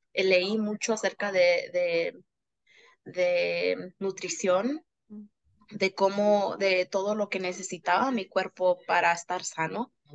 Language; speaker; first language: Spanish; early bilingual, heritage; Spanish